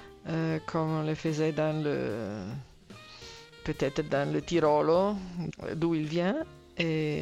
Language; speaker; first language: French; non-native, fluent; Italian